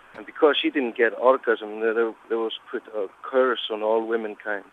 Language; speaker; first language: English; non-native, fluent; Icelandic